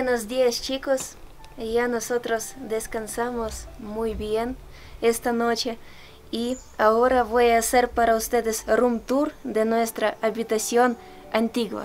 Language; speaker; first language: Spanish; non-native, fluent; Ukrainian